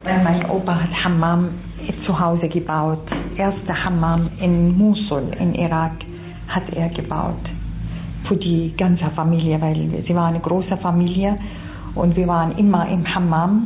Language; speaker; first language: German; non-native, fluent; Arabic